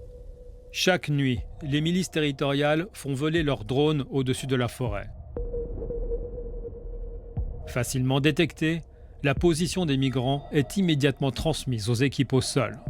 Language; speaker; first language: French; native; French